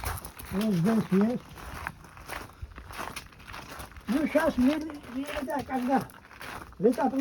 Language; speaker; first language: Russian; non-native, learner; Georgian